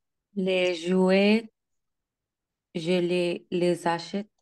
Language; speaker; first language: French; non-native, learner; Spanish